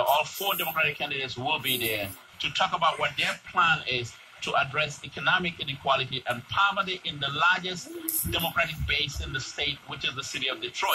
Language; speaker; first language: English; native; English